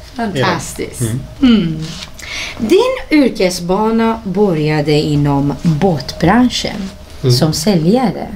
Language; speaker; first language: Swedish; non-native, fluent; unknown